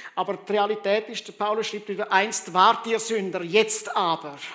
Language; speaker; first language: German; early bilingual, heritage; German